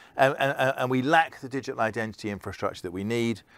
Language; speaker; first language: English; native; English